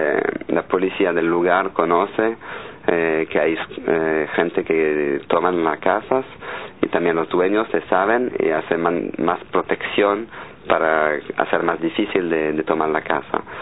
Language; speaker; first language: Spanish; non-native, fluent; French